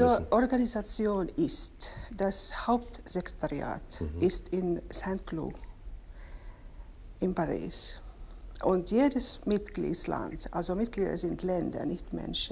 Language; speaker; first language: German; non-native, fluent; Finnish